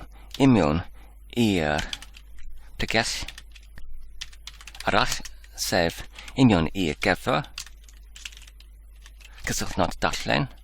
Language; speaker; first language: Welsh; non-native, learner; English